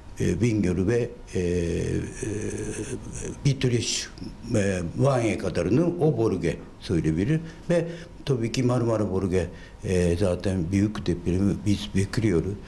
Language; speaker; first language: Turkish; non-native, fluent; Japanese